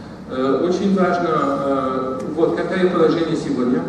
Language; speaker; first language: Russian; non-native, fluent; French